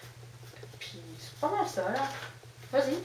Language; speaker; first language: French; native; French